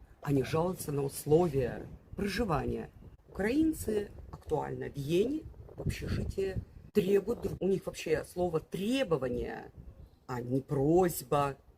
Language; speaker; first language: Russian; native; Russian